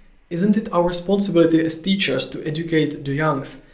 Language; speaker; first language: English; non-native, fluent; Czech